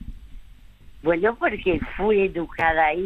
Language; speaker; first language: Spanish; early bilingual, other home language; French